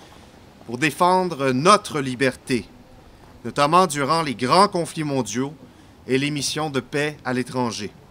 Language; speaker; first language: French; native; French